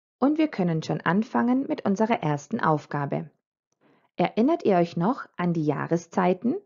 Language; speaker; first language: German; non-native, fluent; Croatian